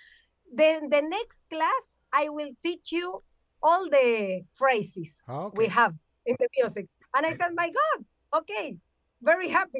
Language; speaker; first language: English; non-native, learner; Spanish